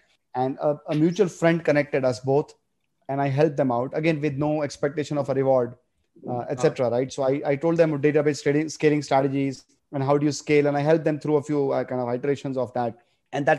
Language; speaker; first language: English; non-native, local second language; Gujarati